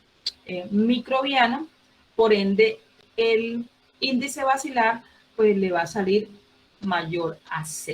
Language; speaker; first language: Spanish; native; Spanish